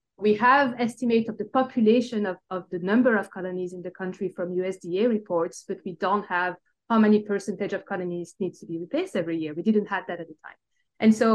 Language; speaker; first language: English; non-native, fluent; French